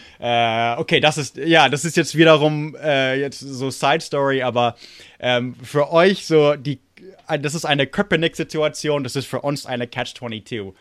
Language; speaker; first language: German; non-native, fluent; English